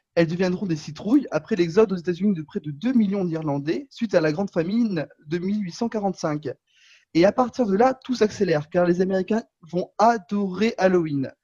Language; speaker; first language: French; native; French